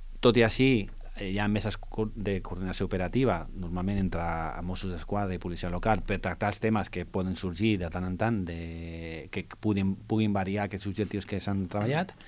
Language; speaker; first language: Catalan; non-native, local second language; Spanish